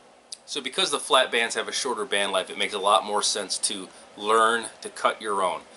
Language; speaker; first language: English; native; English